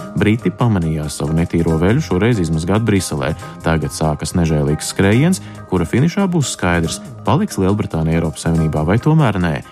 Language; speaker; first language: Latvian; early bilingual, heritage; Latvian